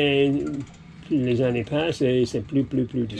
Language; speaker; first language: French; non-native, learner; English